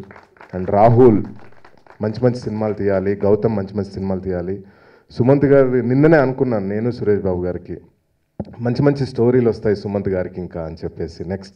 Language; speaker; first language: Telugu; native; Telugu